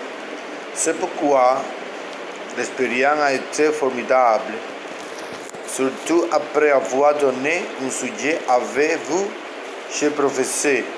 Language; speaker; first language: French; non-native, learner; Spanish